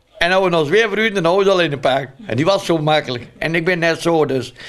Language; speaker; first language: Dutch; native; Dutch